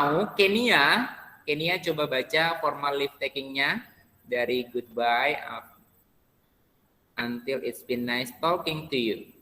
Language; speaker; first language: English; non-native, learner; Indonesian